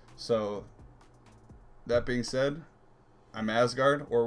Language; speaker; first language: English; native; English